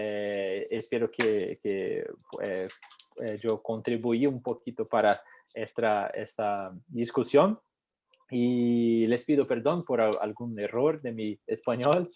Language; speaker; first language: Spanish; non-native, fluent; Portuguese